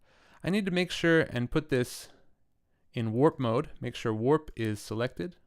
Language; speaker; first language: English; native; English